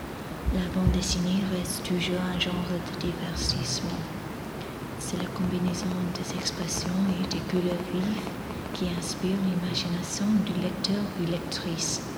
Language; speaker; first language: French; non-native, fluent; Greek